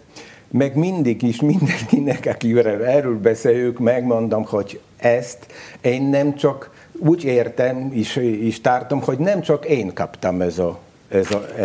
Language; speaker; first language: Hungarian; non-native, learner; Polish